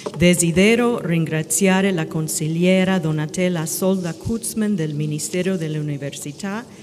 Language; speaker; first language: Italian; non-native, fluent; English